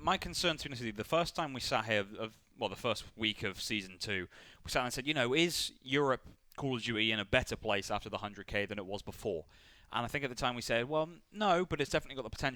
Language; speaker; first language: English; native; English